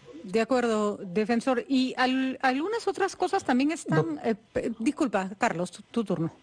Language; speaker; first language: Spanish; native; Spanish